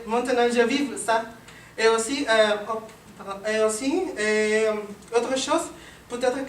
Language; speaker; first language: French; non-native, learner; Spanish